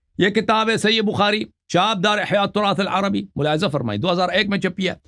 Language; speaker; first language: Urdu; native; Urdu